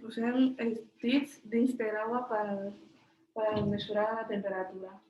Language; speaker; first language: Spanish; non-native, learner; Chinese